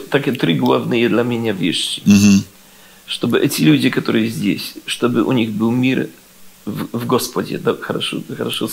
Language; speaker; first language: Russian; non-native, learner; Polish